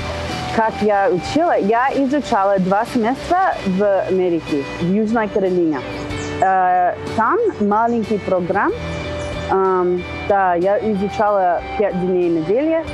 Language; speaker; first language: Russian; non-native, learner; English